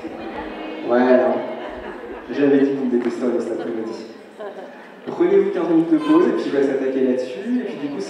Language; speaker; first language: French; native; French